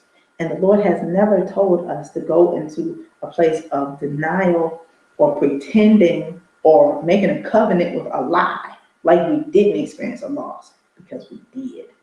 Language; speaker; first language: English; native; English